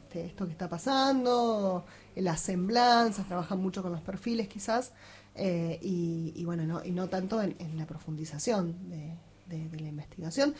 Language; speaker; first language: Spanish; native; Spanish